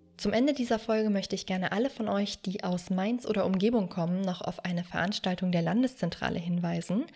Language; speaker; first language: German; native; German